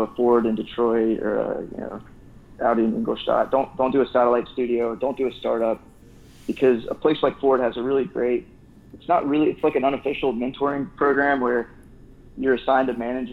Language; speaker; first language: English; native; English